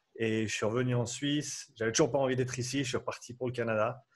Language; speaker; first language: French; native; French